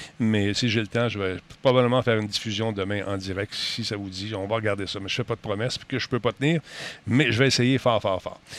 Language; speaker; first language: French; native; French